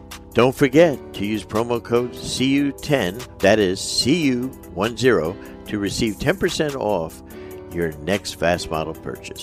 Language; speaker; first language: English; native; English